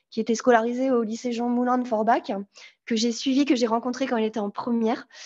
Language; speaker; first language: French; native; French